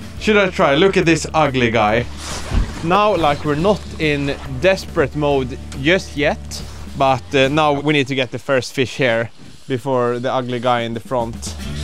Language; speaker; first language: English; non-native, fluent; Swedish